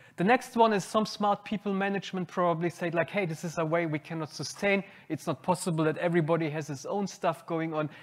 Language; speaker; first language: English; non-native, fluent; German